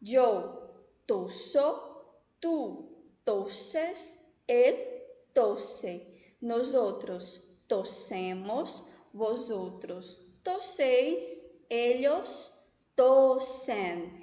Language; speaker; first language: Spanish; non-native, fluent; Portuguese